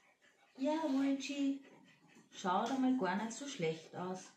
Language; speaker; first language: German; native; German